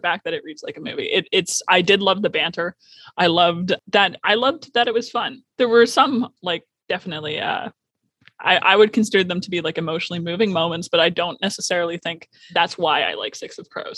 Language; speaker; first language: English; native; English